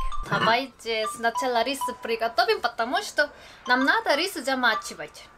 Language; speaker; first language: Russian; non-native, fluent; Korean